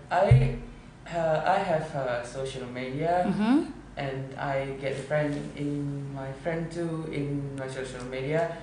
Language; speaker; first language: English; non-native, learner; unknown